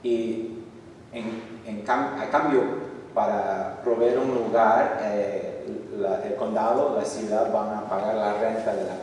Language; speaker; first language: Spanish; non-native, fluent; English